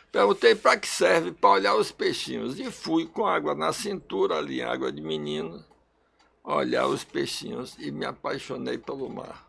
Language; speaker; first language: Portuguese; early bilingual, other home language; Russian